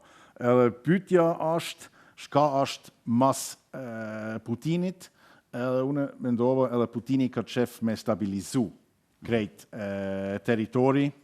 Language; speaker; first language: Albanian; non-native, learner; German